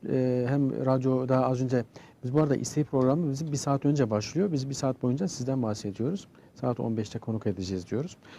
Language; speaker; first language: Turkish; native; Turkish